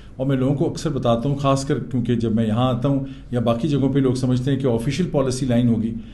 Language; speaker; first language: Urdu; non-native, local second language; Punjabi